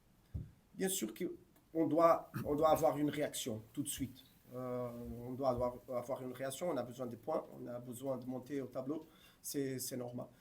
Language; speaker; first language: French; non-native, fluent; Portuguese